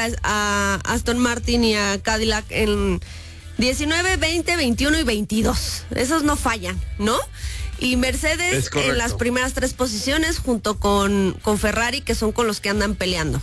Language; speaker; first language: Spanish; native; Spanish